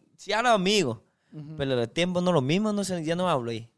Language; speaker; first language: Spanish; non-native, learner; Chinese